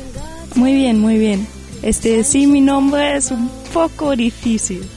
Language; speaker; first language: Spanish; non-native, fluent; German